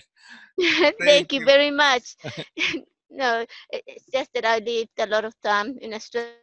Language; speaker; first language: English; non-native, fluent; Spanish